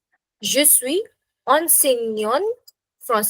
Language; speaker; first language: French; non-native, fluent; English